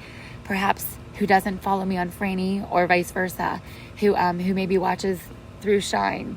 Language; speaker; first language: English; native; English